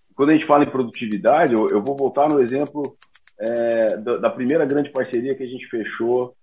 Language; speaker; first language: Portuguese; native; Portuguese